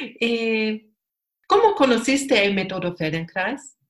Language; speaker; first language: Spanish; non-native, learner; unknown